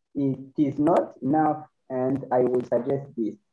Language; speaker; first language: English; non-native, learner; Rundi